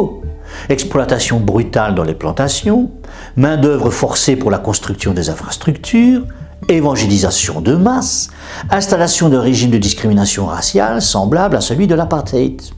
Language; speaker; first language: French; native; French